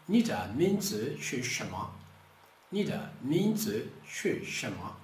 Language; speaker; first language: Chinese; non-native, fluent; Portuguese